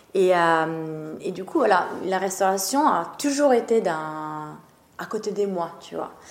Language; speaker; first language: French; non-native, fluent; Italian